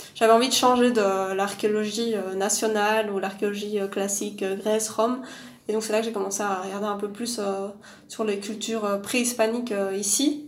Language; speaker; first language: French; native; French